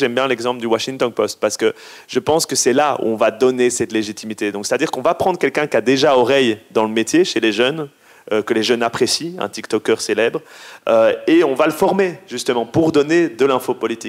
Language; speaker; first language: French; native; French